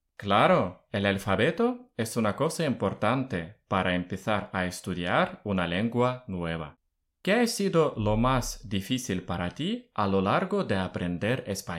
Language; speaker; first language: Spanish; non-native, fluent; Russian